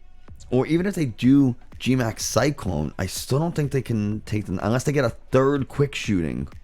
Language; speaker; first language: English; native; English